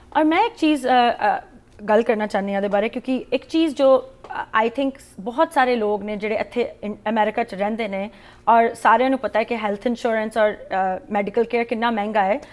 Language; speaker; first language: Punjabi; early bilingual, heritage; Punjabi